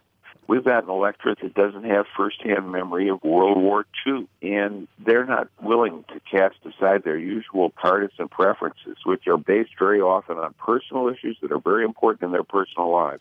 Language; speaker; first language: English; native; English